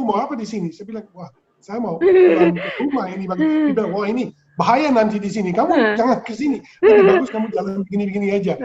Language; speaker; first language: Indonesian; non-native, fluent; Dutch